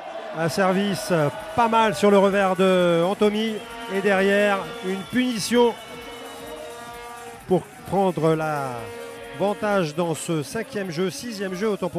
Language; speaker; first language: French; native; French